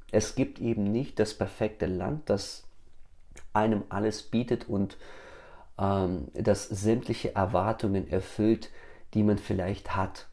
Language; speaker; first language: German; early bilingual, other home language; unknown